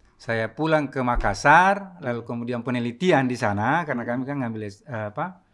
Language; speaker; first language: Indonesian; non-native, local second language; Buginese